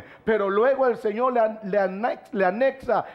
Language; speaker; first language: Spanish; native; Spanish